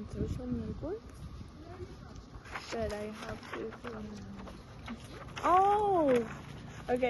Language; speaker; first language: English; non-native, learner; Spanish